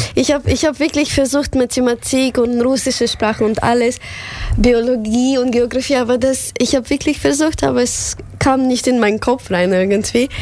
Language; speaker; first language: German; non-native, fluent; Russian